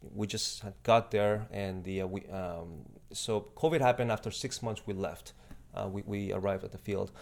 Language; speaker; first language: English; non-native, fluent; Spanish